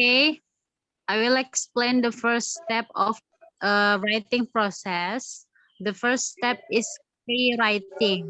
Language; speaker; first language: English; non-native, learner; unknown